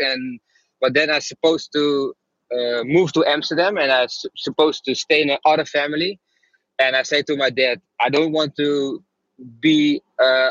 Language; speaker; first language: English; non-native, fluent; Dutch